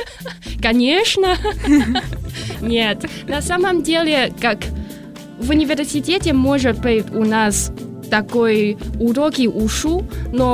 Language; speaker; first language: Russian; non-native, learner; Chinese